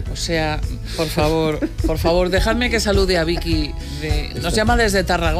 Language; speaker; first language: Spanish; native; Spanish